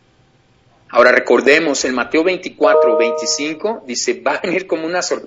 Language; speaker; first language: Spanish; native; Spanish